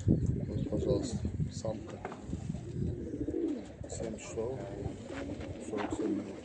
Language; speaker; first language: Russian; non-native, local second language; Azerbaijani